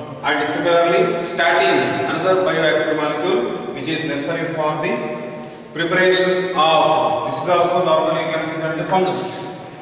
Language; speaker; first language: English; non-native, local second language; Kannada